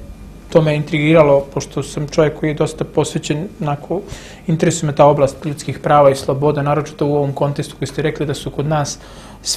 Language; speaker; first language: Serbian; native; Serbian